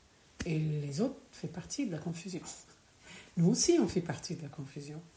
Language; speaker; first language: French; non-native, fluent; English